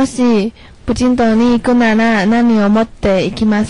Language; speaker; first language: Japanese; non-native, learner; Chinese